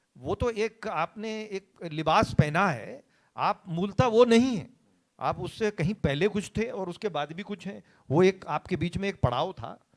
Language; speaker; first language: Hindi; native; Hindi